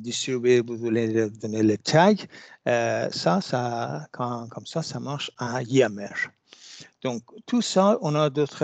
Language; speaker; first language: French; non-native, fluent; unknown